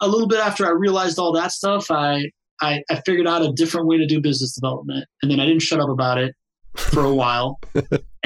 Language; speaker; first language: English; early bilingual, other home language; Spanish